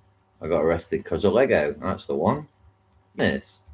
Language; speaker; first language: English; native; English